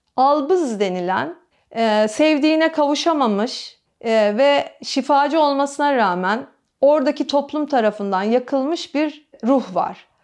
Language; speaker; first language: Turkish; native; Turkish